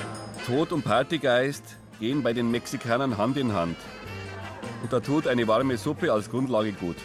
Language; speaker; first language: German; native; German